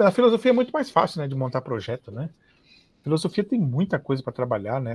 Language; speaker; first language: Portuguese; native; Portuguese